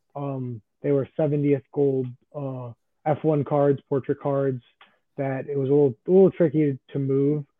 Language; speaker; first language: English; native; English